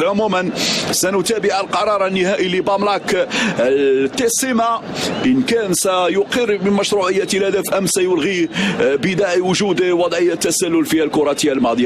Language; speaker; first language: Arabic; native; Arabic